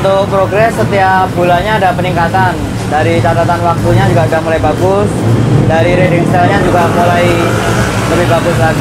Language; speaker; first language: Indonesian; native; Indonesian